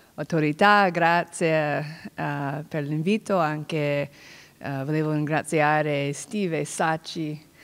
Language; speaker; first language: Italian; non-native, fluent; English